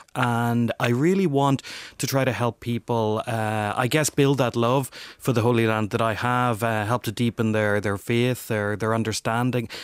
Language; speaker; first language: English; native; English